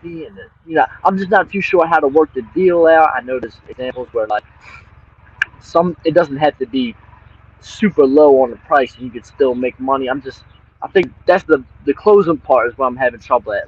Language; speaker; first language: English; native; English